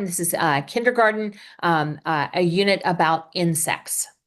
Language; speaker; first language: English; native; English